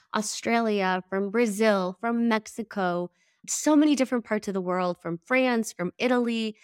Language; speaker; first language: English; early bilingual, other home language; Spanish